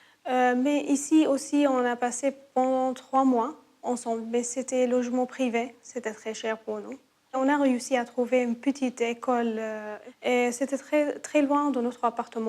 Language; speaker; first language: French; non-native, learner; Arabic